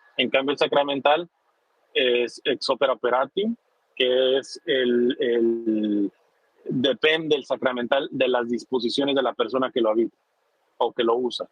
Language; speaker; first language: Spanish; native; Spanish